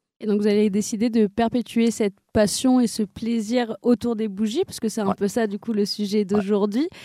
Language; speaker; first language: French; native; French